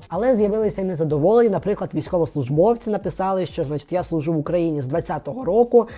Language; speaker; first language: Ukrainian; non-native, local second language; Russian